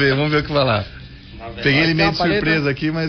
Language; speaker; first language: Portuguese; native; Portuguese